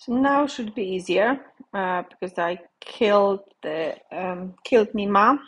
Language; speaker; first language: English; non-native, fluent; Polish